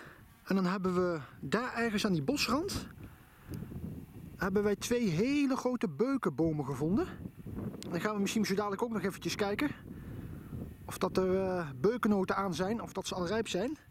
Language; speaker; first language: Dutch; native; Dutch